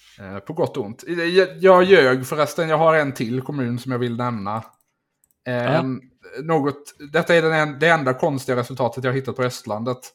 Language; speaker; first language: Swedish; native; Swedish